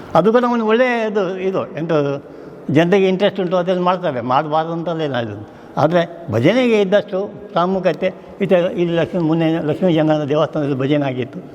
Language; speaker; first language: Kannada; non-native, local second language; Konkani